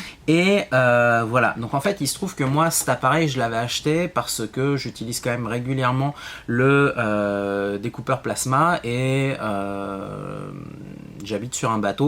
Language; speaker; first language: French; native; French